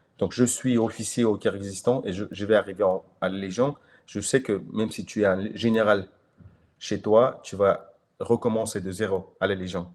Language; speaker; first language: French; non-native, fluent; Kyrgyz